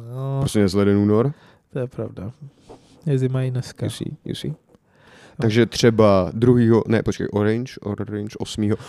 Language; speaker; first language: Czech; non-native, fluent; Urdu